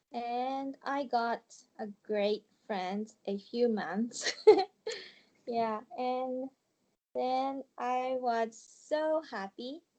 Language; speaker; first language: English; non-native, learner; Japanese